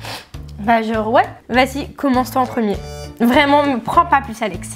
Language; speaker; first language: French; native; French